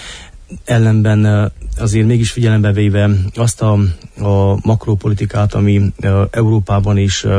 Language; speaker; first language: Hungarian; native; Hungarian